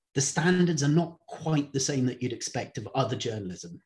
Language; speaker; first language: English; native; English